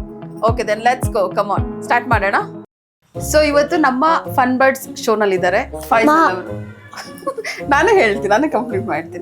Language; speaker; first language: Kannada; native; Kannada